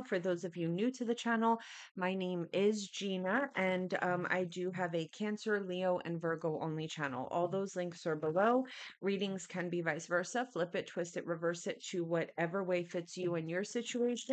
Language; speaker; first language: English; native; English